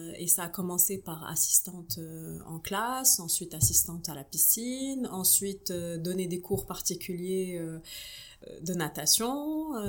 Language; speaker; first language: French; non-native, local second language; Arabic